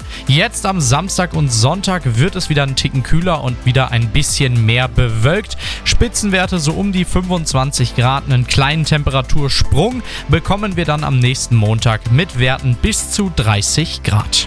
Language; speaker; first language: German; native; German